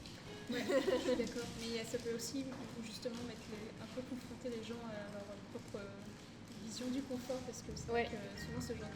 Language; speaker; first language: French; native; French